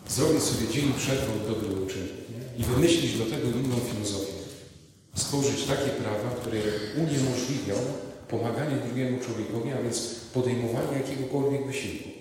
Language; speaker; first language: Polish; native; Polish